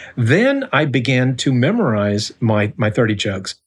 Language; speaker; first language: English; native; English